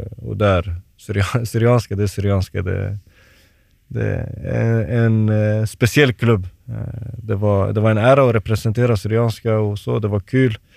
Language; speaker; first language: Swedish; early bilingual, other home language; Turoyo